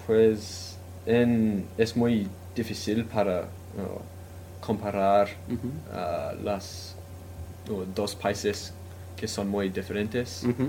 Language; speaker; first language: Spanish; non-native, fluent; English